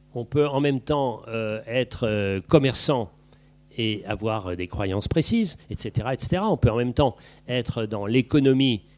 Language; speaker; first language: French; native; French